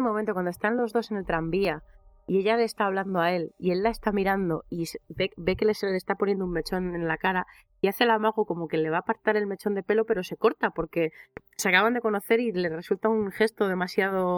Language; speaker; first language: Spanish; native; Spanish